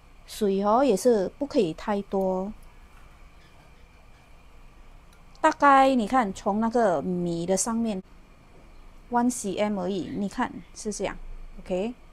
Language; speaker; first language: Chinese; non-native, learner; Indonesian